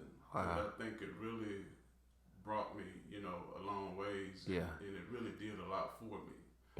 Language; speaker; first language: English; native; English